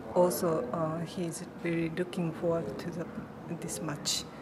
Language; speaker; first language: English; non-native, fluent; Japanese